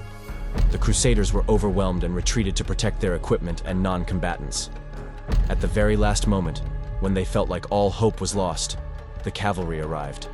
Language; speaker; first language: English; native; English